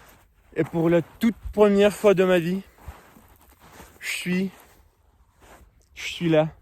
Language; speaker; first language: French; non-native, fluent; Russian